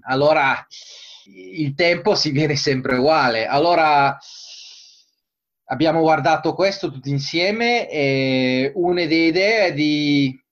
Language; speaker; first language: Italian; non-native, fluent; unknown